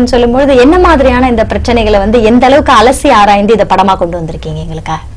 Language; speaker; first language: Tamil; native; Tamil